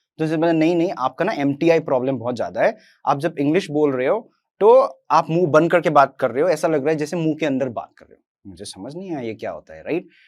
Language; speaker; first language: Hindi; non-native, local second language; Assamese